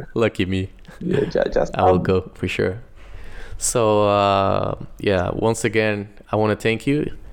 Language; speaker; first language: English; non-native, fluent; Portuguese